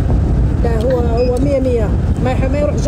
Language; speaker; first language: Arabic; non-native, learner; Pashto